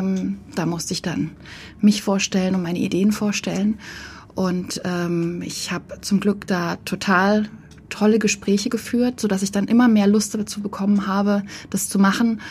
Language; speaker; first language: German; native; German